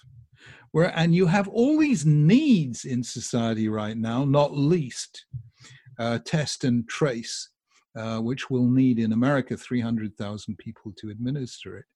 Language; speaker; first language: English; native; English